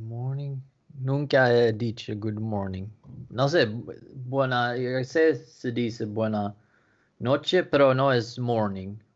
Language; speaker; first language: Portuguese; non-native, learner; Swedish